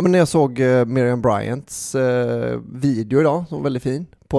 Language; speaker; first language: Swedish; native; Swedish